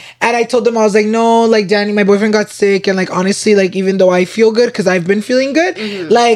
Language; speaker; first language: English; early bilingual, other home language; Spanish